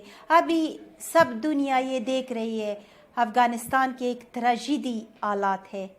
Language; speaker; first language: Hindi; non-native, learner; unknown